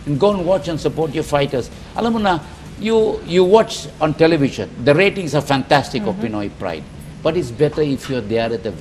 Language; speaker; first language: English; non-native, local second language; Filipino